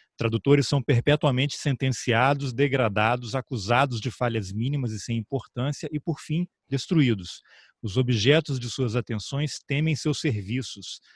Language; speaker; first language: Portuguese; native; Portuguese